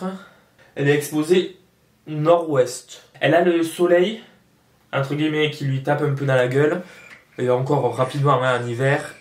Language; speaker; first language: French; native; French